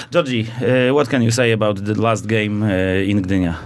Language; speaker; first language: English; non-native, learner; Polish